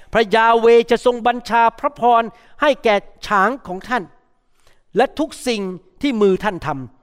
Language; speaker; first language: Thai; native; Thai